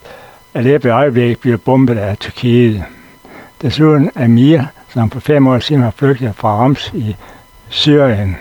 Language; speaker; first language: Danish; native; Danish